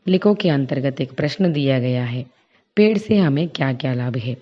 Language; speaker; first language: Hindi; non-native, local second language; Telugu